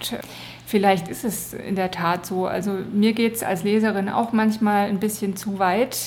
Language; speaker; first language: German; native; German